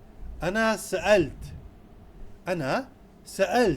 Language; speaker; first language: Arabic; non-native, fluent; Urdu